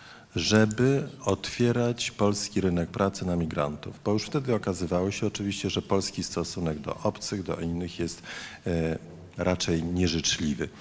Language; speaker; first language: Polish; native; Polish